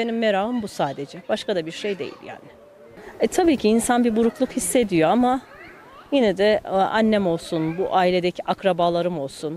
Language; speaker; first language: Turkish; native; Turkish